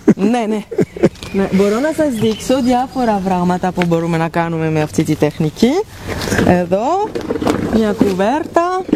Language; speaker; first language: Greek; non-native, fluent; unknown